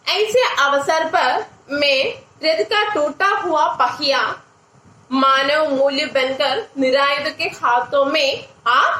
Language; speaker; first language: Hindi; non-native, local second language; Malayalam